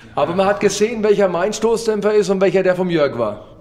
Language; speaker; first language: German; native; German